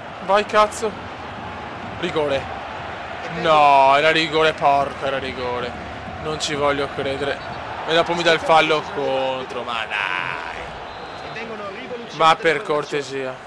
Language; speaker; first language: Italian; native; Italian